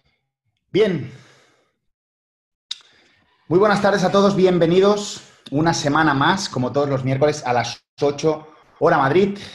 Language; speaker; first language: Spanish; native; Spanish